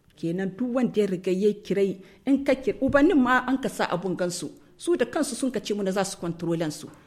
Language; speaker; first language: Hausa; native; Hausa